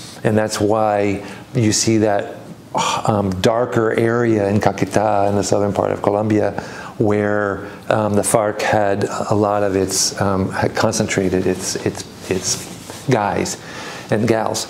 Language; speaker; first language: English; native; English